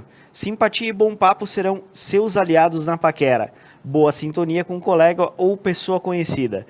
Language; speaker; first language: Portuguese; native; Portuguese